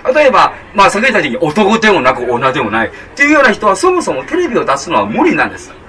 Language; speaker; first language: Japanese; non-native, fluent; Chinese